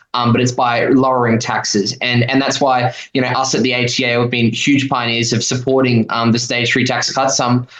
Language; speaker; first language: English; native; English